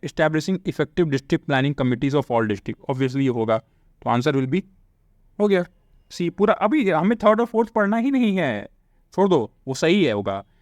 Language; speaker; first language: Hindi; native; Hindi